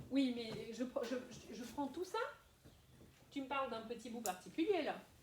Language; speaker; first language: French; native; French